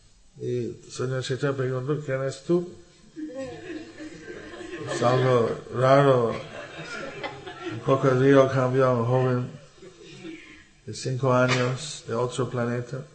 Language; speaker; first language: Spanish; non-native, learner; English